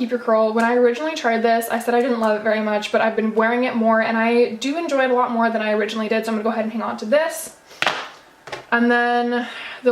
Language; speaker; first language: English; native; English